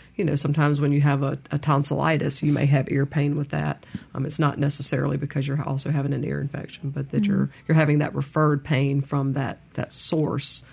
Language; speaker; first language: English; native; English